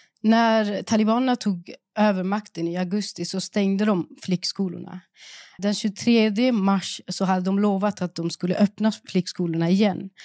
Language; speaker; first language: Swedish; early bilingual, other home language; Persian